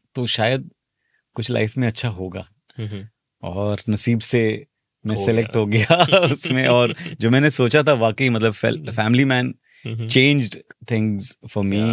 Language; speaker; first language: Hindi; native; Hindi